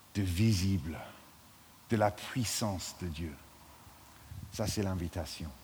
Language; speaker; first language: French; non-native, fluent; English